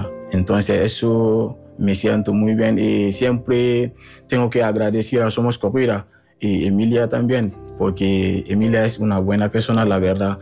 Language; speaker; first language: Spanish; non-native, learner; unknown